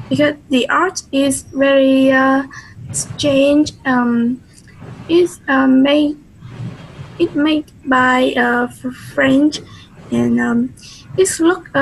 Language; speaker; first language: English; non-native, learner; Vietnamese